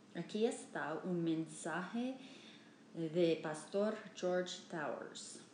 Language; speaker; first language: Spanish; non-native, learner; English